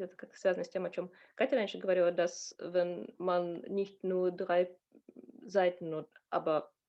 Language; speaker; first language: Russian; native; Russian